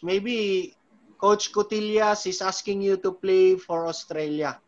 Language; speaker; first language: English; non-native, local second language; Filipino